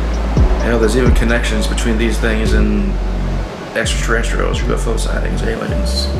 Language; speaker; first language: English; native; English